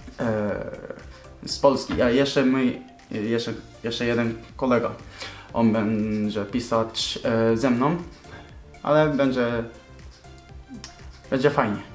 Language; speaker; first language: Polish; non-native, learner; Japanese